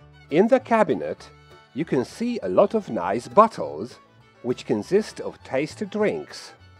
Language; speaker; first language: English; non-native, fluent; Hungarian